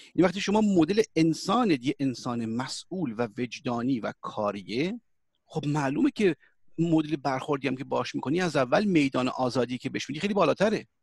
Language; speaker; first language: Persian; early bilingual, heritage; Persian